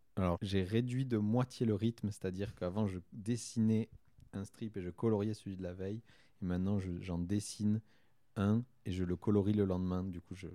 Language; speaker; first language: French; native; French